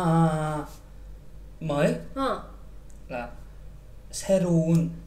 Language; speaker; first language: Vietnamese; non-native, learner; Korean